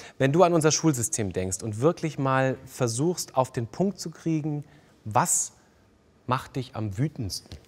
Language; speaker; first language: German; native; German